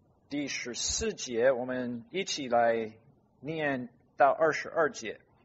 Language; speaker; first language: Chinese; non-native, fluent; English